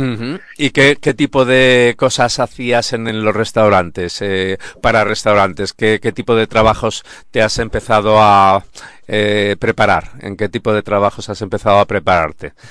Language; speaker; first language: Spanish; native; Spanish